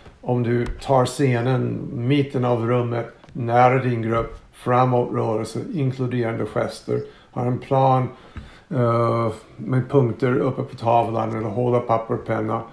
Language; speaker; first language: Swedish; non-native, fluent; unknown